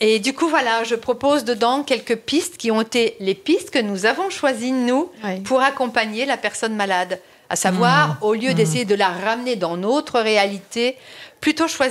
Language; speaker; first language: French; native; French